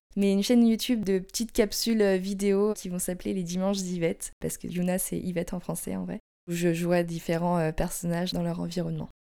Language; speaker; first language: French; native; French